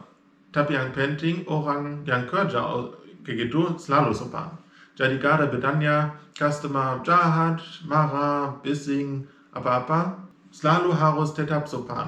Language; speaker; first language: Indonesian; non-native, fluent; German